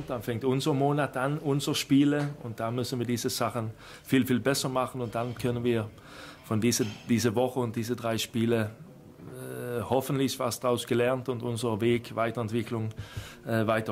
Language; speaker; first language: German; non-native, fluent; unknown